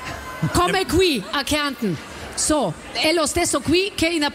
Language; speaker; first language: Italian; non-native, learner; German